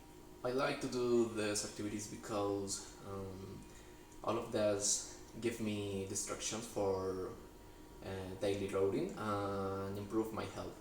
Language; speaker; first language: English; non-native, learner; Spanish